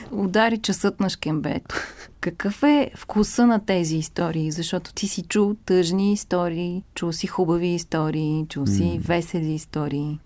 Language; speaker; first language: Bulgarian; native; Bulgarian